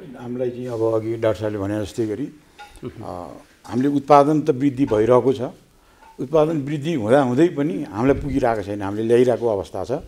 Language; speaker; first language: Nepali; native; Nepali